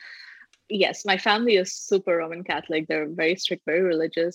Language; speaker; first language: English; non-native, fluent; Tamil